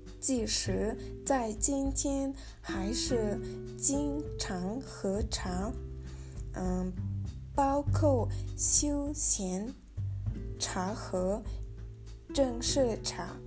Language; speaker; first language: Chinese; non-native, learner; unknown